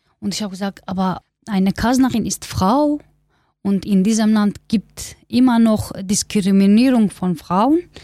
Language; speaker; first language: German; non-native, learner; Kurdish